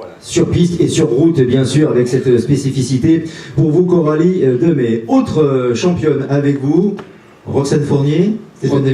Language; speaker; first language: French; native; French